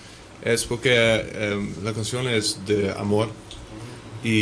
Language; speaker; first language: Spanish; non-native, learner; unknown